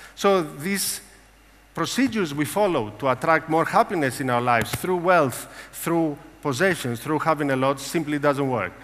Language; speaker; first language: English; non-native, fluent; Greek